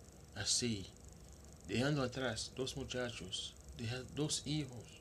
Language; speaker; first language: Spanish; non-native, local second language; Haitian Creole